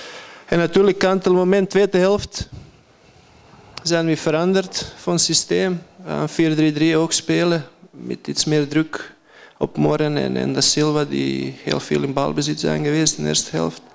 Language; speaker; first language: Dutch; non-native, fluent; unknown